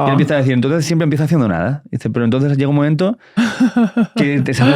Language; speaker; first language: Spanish; native; Spanish